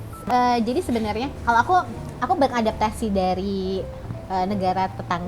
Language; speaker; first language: Indonesian; native; Indonesian